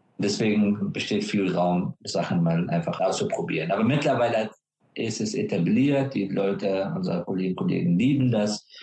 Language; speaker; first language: German; non-native, fluent; Persian